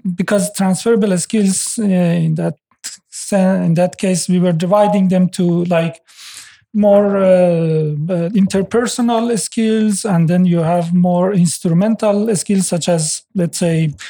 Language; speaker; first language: English; non-native, fluent; Persian